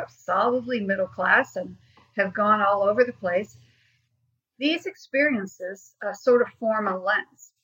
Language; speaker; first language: English; native; English